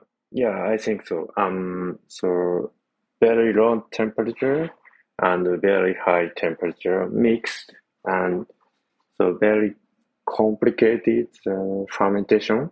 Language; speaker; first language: English; non-native, learner; Japanese